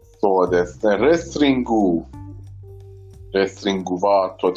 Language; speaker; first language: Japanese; non-native, learner; Persian